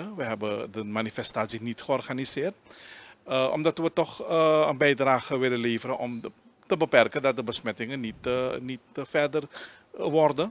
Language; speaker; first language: Dutch; non-native, local second language; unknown